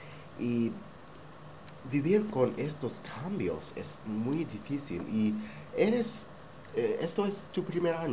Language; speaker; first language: Spanish; non-native, learner; English